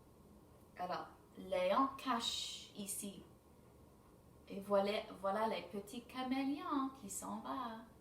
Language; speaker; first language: French; non-native, fluent; English